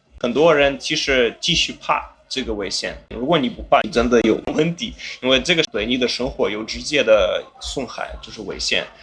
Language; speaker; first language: Chinese; non-native, fluent; Ukrainian